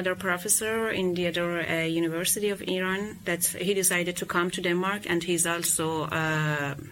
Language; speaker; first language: English; non-native, fluent; Persian